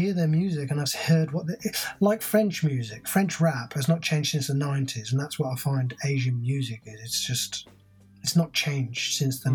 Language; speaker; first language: English; native; English